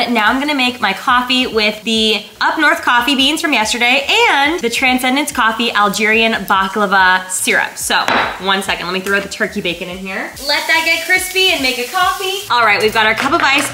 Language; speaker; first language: English; native; English